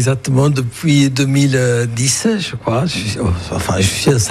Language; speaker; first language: French; non-native, fluent; Italian